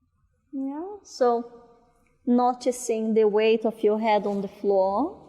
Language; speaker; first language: English; non-native, fluent; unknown